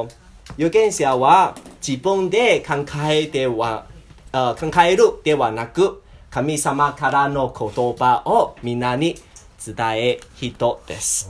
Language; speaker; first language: Japanese; non-native, learner; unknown